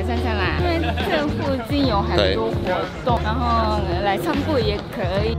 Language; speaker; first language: Chinese; non-native, fluent; Japanese